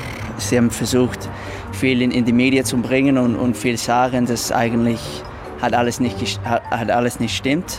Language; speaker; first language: German; non-native, learner; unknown